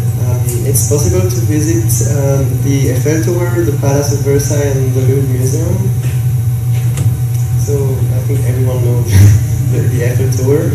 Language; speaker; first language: English; non-native, learner; French